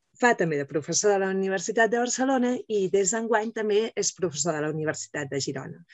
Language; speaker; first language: Catalan; native; Catalan